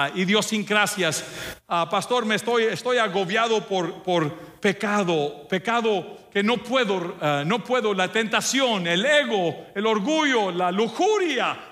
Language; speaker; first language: Spanish; early bilingual, heritage; Spanish